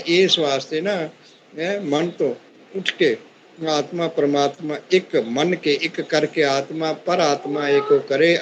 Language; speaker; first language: Hindi; non-native, local second language; Punjabi